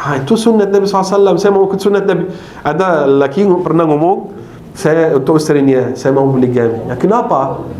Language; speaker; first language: Malay; non-native, fluent; Arabic